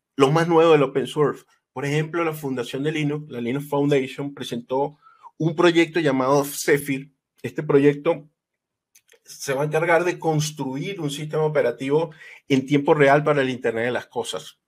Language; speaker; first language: Spanish; native; Spanish